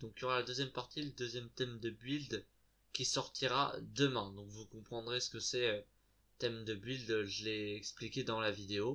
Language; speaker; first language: French; native; French